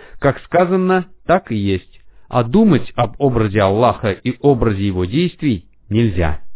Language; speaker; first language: Russian; non-native, fluent; Arabic